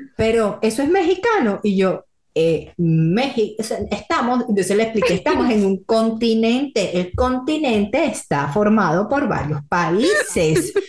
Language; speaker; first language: Spanish; native; Spanish